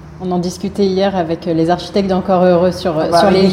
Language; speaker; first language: French; native; French